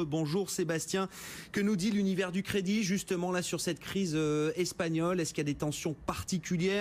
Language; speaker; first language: French; native; French